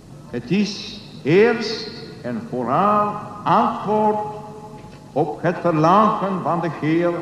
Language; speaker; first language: Dutch; non-native, learner; Polish